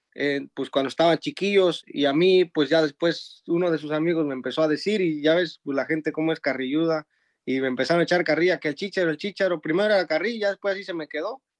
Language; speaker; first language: Spanish; native; Spanish